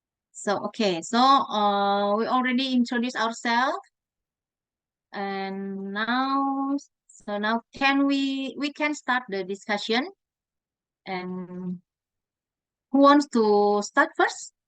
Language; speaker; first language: English; non-native, fluent; Indonesian